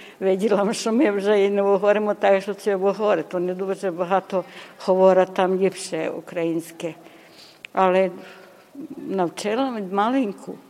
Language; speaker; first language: Ukrainian; early bilingual, heritage; Ukrainian